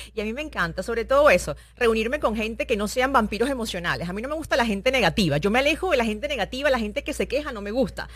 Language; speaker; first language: Spanish; native; Spanish